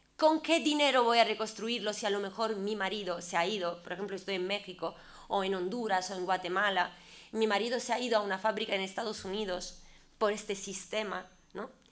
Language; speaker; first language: Spanish; non-native, fluent; Italian